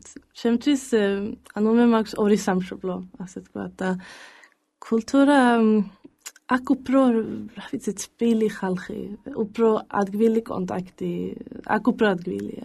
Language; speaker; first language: Georgian; early bilingual, heritage; Georgian